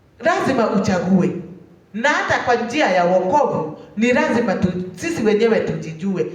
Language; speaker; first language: Swahili; non-native, local second language; Kikuyu